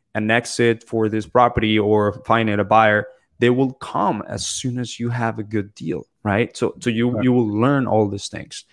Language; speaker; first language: English; non-native, fluent; Spanish